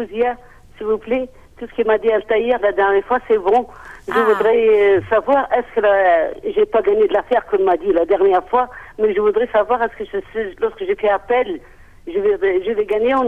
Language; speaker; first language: French; non-native, local second language; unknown